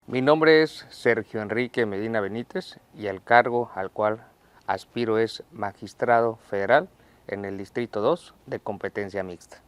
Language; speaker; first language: Spanish; native; Spanish